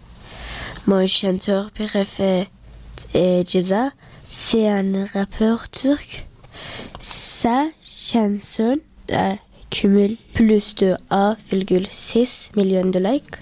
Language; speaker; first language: French; early bilingual, other home language; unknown